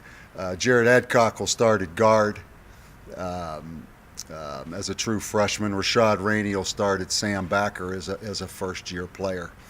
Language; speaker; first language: English; native; English